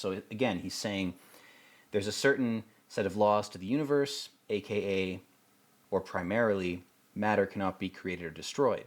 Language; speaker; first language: English; native; English